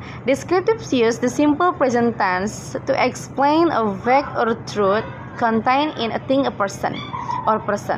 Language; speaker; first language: English; non-native, fluent; Indonesian